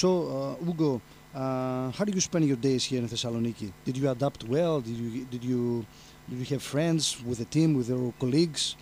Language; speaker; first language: English; non-native, fluent; Greek